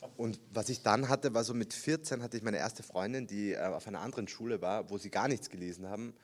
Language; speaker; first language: German; early bilingual, other home language; Spanish